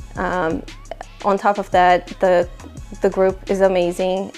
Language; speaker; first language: English; non-native, fluent; Portuguese